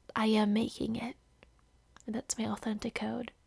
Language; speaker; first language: English; non-native, fluent; Indonesian